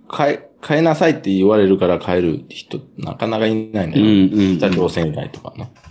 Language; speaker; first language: Japanese; non-native, fluent; English